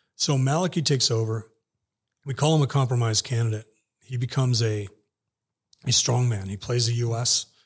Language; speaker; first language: English; native; English